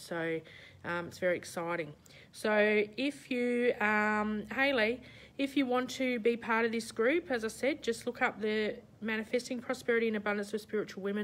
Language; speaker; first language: English; native; English